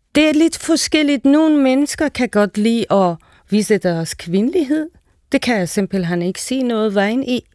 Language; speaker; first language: Danish; non-native, fluent; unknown